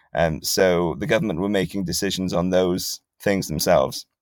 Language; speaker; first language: English; native; English